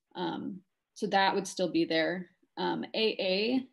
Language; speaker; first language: English; native; English